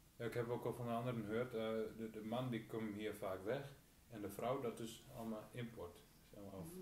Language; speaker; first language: Dutch; non-native, local second language; Western Frisian